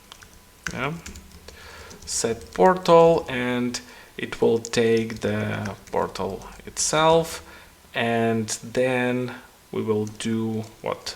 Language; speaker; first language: English; non-native, fluent; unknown